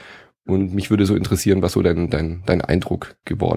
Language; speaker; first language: German; native; German